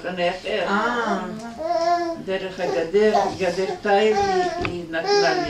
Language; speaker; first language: Hebrew; non-native, fluent; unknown